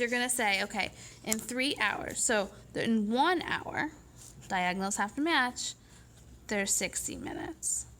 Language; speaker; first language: English; native; English